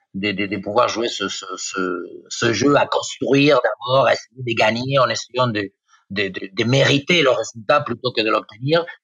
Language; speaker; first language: French; non-native, fluent; Spanish